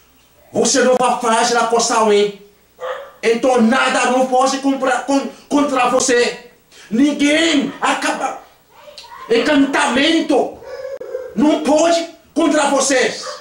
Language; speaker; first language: Portuguese; non-native, learner; Haitian Creole